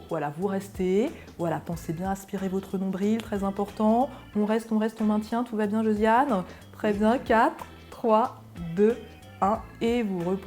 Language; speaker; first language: French; native; French